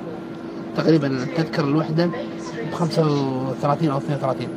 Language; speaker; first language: Arabic; native; Arabic